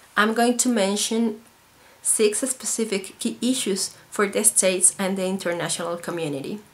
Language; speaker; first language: English; non-native, fluent; Spanish